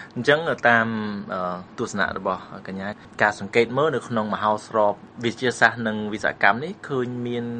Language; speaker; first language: Khmer; native; Khmer